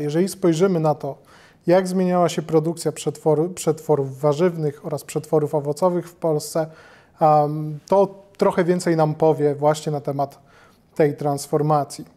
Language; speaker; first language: Polish; native; Polish